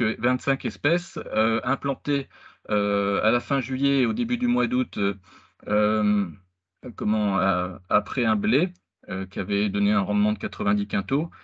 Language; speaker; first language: French; native; French